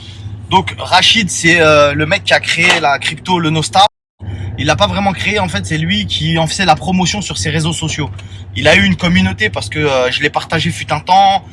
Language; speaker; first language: French; native; French